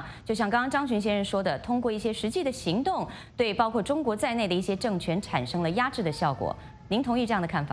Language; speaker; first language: Chinese; native; Chinese